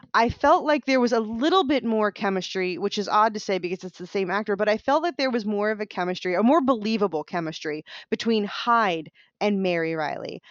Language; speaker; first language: English; native; English